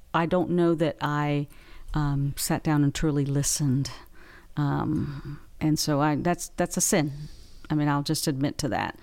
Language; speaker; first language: English; native; English